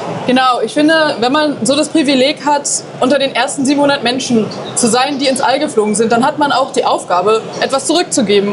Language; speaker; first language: German; native; German